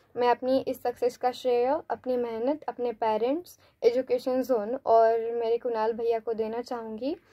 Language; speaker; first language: Hindi; non-native, local second language; Marathi